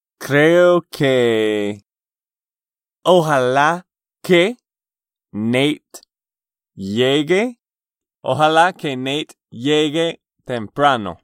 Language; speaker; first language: Spanish; non-native, fluent; English